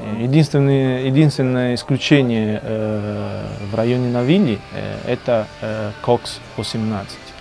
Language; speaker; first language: Russian; non-native, fluent; Italian